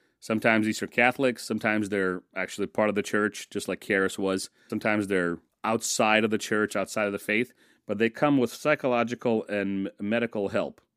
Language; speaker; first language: English; early bilingual, other home language; Russian